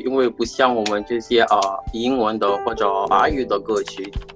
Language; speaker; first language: Chinese; non-native, fluent; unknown